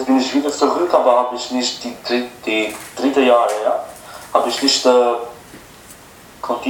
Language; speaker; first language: German; non-native, learner; Albanian